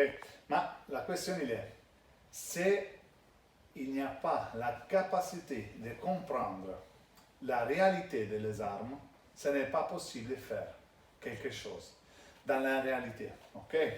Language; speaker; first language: French; non-native, learner; Italian